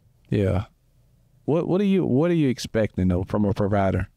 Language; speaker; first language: English; native; English